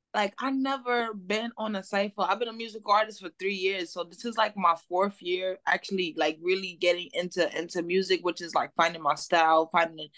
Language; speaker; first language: English; native; English